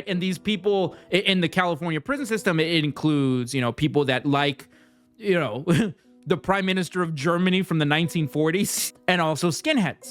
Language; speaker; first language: English; native; English